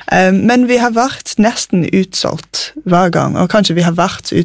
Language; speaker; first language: Norwegian; non-native, fluent; English